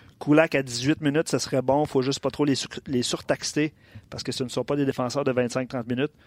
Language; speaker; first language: French; native; French